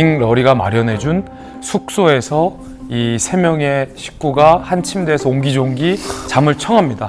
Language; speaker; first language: Korean; native; Korean